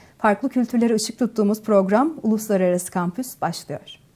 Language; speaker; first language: Turkish; native; Turkish